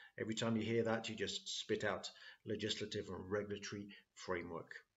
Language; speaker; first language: English; native; English